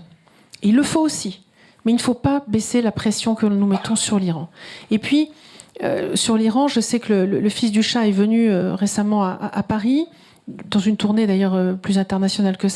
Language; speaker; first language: French; native; French